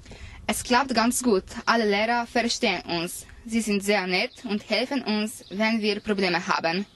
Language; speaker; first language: German; non-native, learner; Slovenian